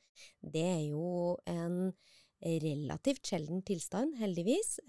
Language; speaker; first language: Norwegian; native; Norwegian